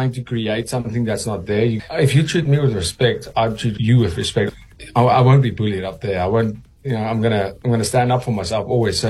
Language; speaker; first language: English; non-native, local second language; Afrikaans